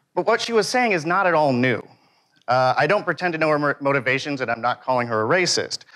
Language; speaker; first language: English; native; English